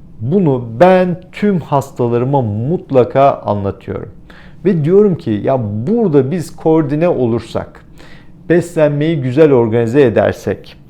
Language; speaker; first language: Turkish; native; Turkish